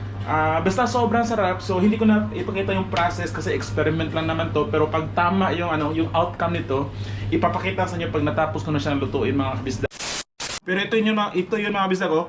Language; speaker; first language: Filipino; non-native, local second language; Cebuano